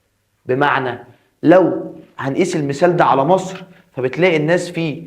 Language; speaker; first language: Arabic; native; Arabic